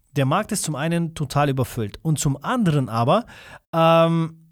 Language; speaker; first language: German; non-native, fluent; Russian